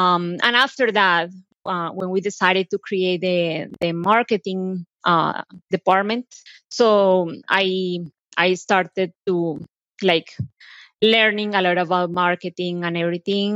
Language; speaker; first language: English; non-native, fluent; Spanish